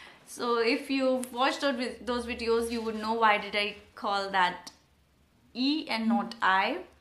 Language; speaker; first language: English; non-native, local second language; Hindi